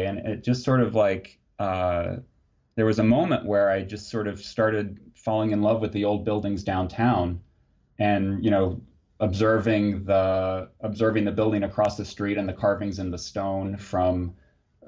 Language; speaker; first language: English; native; English